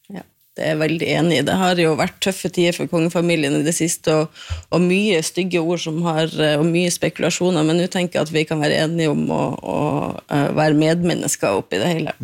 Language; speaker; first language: Norwegian; native; Norwegian